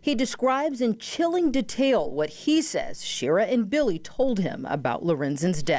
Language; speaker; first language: English; native; English